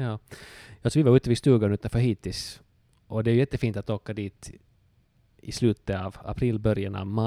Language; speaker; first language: Swedish; native; Swedish